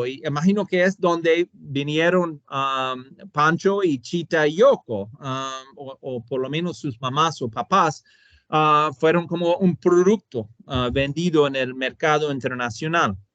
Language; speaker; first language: Spanish; non-native, fluent; English